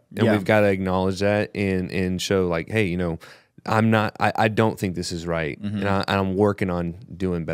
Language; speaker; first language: English; native; English